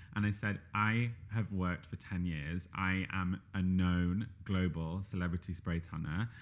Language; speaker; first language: English; native; English